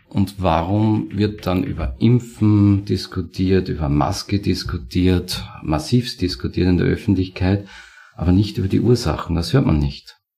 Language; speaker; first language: German; native; German